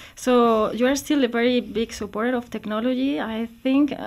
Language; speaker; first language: English; non-native, fluent; Spanish